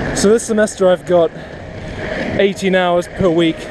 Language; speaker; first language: English; native; English